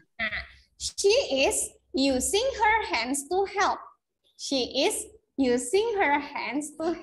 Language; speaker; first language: English; non-native, fluent; Indonesian